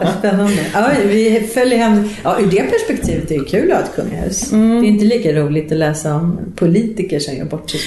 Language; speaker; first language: Swedish; native; Swedish